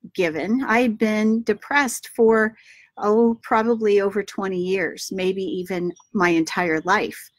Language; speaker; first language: English; native; English